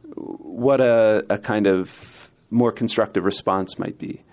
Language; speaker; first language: English; native; English